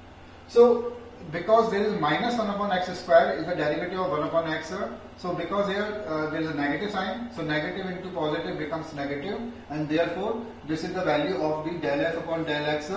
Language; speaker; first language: English; non-native, local second language; Hindi